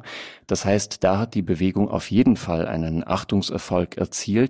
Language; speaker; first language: German; native; German